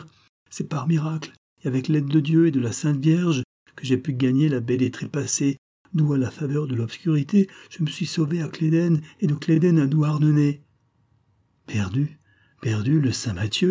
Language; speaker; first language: French; native; French